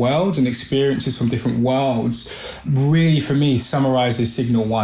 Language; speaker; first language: English; native; English